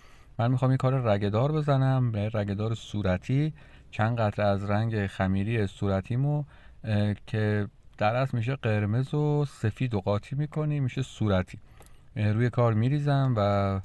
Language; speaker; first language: Persian; native; Persian